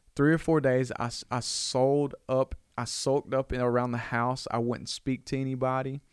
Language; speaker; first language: English; native; English